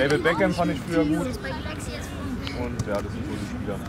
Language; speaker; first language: German; native; German